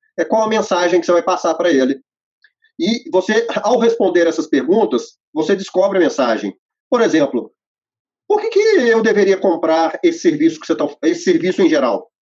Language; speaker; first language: Portuguese; native; Portuguese